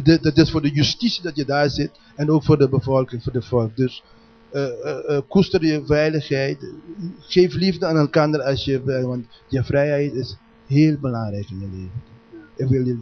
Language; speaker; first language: Dutch; non-native, learner; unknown